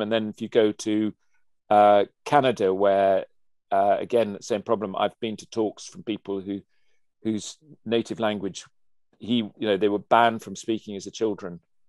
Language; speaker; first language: English; native; English